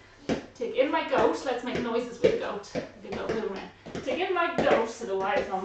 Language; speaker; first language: English; native; English